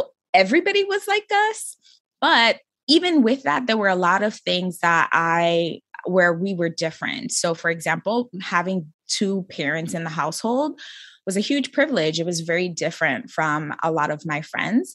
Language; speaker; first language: English; native; English